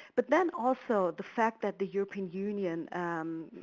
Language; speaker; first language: English; non-native, fluent; German